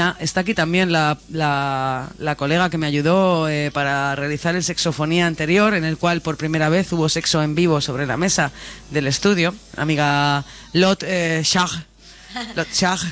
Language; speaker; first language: Spanish; native; Spanish